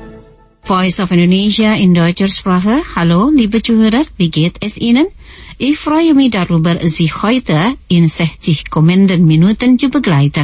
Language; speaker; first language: German; non-native, fluent; Indonesian